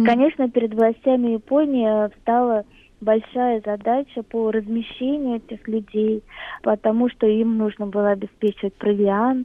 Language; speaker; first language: Russian; native; Russian